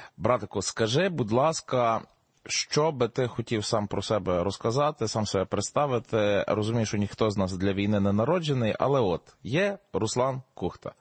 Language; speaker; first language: Ukrainian; native; Ukrainian